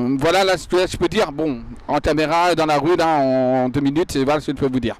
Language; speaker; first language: French; native; French